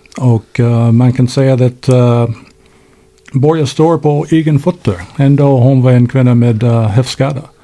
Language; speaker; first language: Swedish; non-native, learner; English